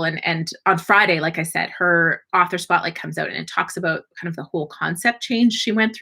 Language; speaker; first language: English; native; English